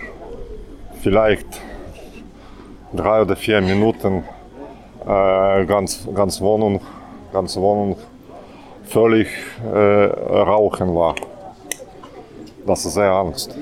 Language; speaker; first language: German; non-native, learner; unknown